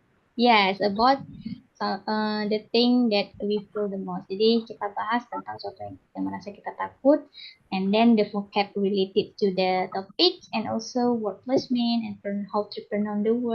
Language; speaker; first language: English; non-native, learner; Indonesian